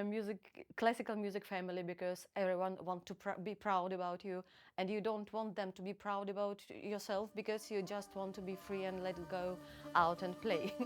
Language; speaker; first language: English; non-native, fluent; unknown